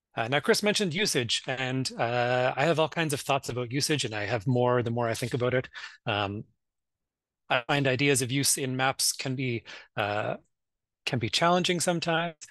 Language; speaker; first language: English; native; English